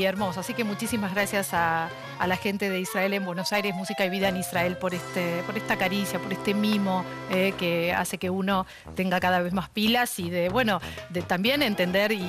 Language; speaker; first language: Spanish; native; Spanish